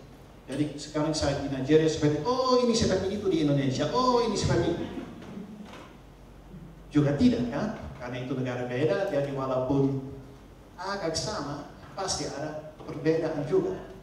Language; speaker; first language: Indonesian; non-native, fluent; Dutch